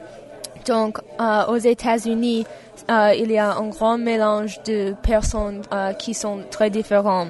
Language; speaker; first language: French; non-native, fluent; English